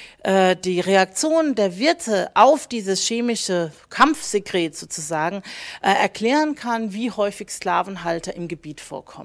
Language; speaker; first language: German; native; German